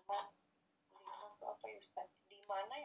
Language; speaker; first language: Indonesian; native; Indonesian